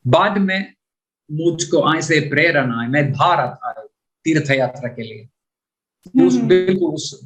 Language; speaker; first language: Hindi; non-native, learner; Finnish